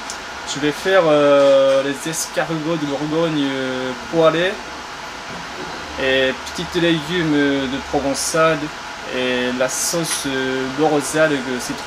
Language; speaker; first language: French; non-native, learner; Japanese